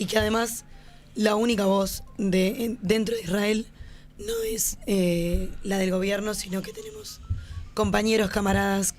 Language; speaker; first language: Spanish; native; Spanish